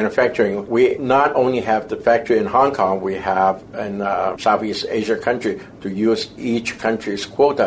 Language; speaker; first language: English; non-native, local second language; Cantonese